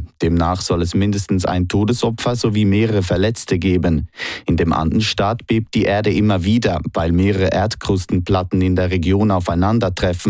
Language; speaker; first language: German; native; German